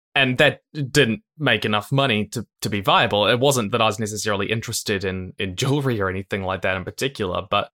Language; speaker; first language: English; native; English